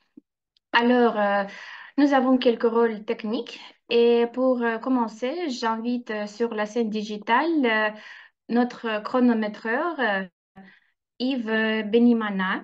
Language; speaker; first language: French; non-native, fluent; Russian